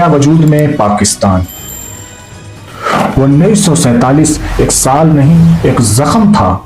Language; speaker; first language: Urdu; native; Urdu